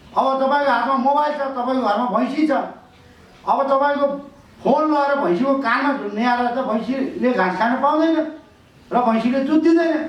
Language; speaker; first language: Nepali; native; Nepali